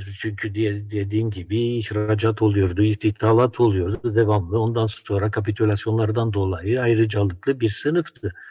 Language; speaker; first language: Turkish; non-native, local second language; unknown